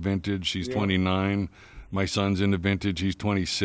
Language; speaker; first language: English; native; English